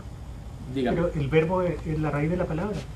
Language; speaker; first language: Spanish; non-native, fluent; English